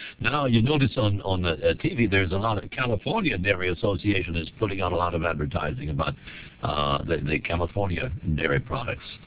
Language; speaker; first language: English; early bilingual, other home language; French